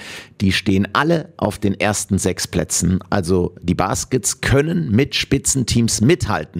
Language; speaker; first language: German; native; German